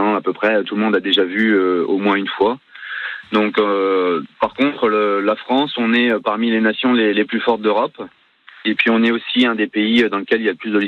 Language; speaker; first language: French; native; French